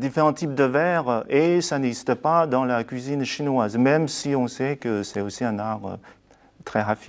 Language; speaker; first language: French; non-native, fluent; Chinese